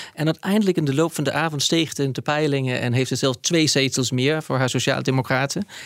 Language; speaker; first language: Dutch; non-native, fluent; Danish